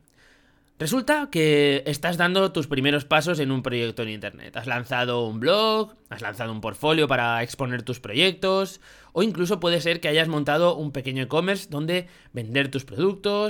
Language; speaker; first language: Spanish; native; Spanish